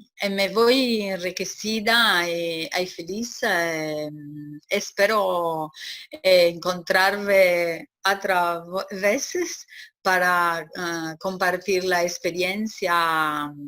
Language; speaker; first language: Spanish; non-native, learner; Italian